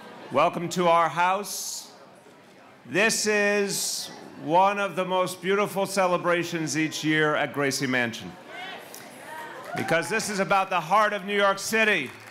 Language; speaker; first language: English; native; English